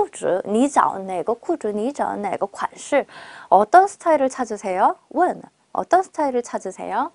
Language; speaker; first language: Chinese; non-native, fluent; Korean